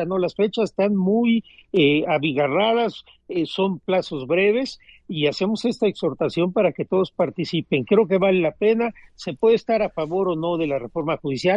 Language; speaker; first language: Spanish; native; Spanish